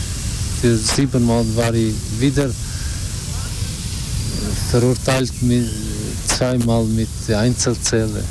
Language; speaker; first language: German; non-native, learner; Albanian